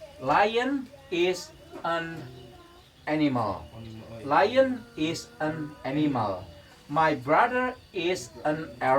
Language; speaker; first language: English; non-native, learner; Sundanese